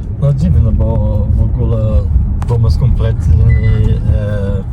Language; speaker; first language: Polish; non-native, learner; Portuguese